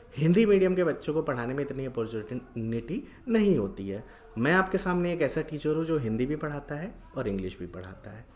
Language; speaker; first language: Hindi; native; Hindi